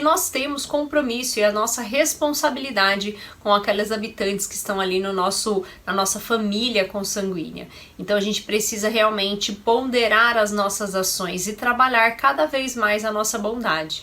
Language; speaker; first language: Portuguese; native; Portuguese